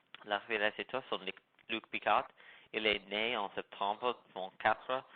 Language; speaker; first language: French; non-native, learner; English